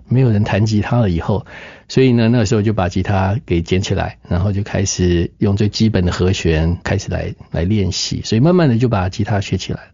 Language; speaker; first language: Chinese; native; Chinese